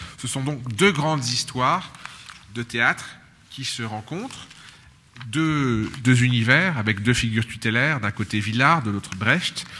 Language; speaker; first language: French; native; French